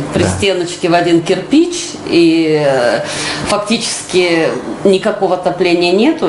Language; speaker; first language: Russian; native; Russian